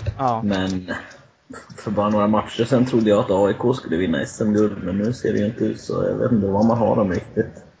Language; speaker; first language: Swedish; native; Swedish